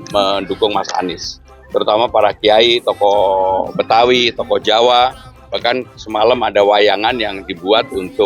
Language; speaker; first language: Indonesian; native; Indonesian